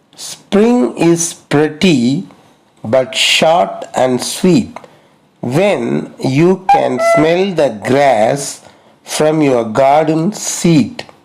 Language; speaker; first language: English; non-native, local second language; Tamil